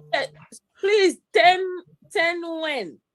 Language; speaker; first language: English; non-native, learner; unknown